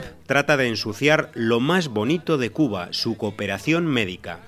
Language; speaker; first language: Spanish; native; Spanish